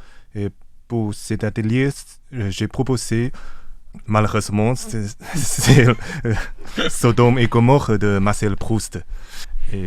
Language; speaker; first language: French; non-native, fluent; Chinese